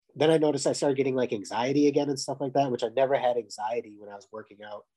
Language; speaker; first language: English; native; English